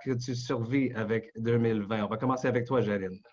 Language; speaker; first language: French; non-native, local second language; English